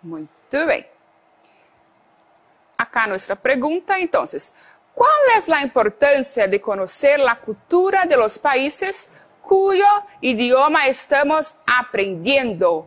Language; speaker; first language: Spanish; non-native, fluent; Portuguese